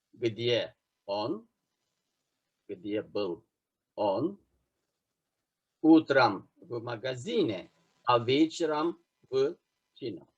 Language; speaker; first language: Russian; non-native, fluent; Turkish